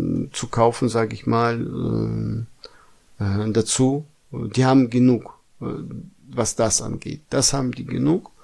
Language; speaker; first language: German; non-native, fluent; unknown